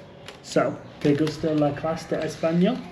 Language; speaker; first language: Spanish; non-native, learner; English